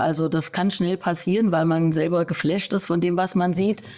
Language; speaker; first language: German; native; German